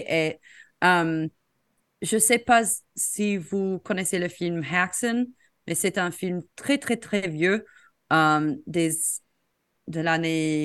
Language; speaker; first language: French; non-native, fluent; English